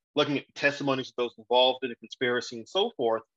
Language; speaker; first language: English; native; English